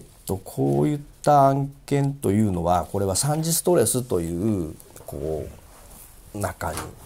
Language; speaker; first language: Japanese; native; Japanese